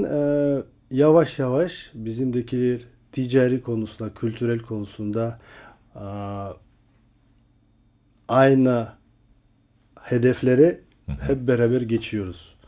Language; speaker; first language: Turkish; non-native, learner; Kazakh